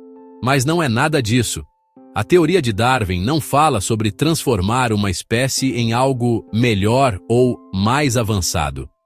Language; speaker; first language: Portuguese; native; Portuguese